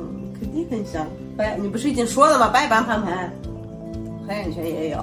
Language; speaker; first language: Chinese; non-native, fluent; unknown